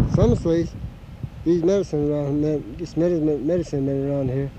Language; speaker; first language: English; native; English